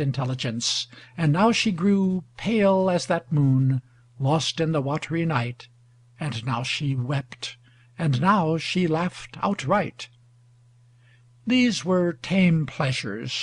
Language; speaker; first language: English; native; English